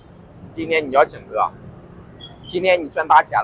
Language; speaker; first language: Chinese; native; Chinese